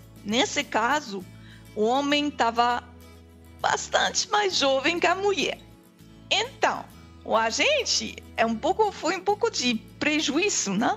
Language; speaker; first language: Portuguese; non-native, fluent; French